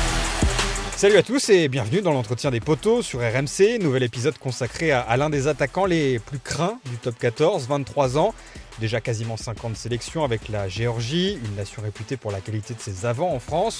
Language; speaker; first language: French; native; French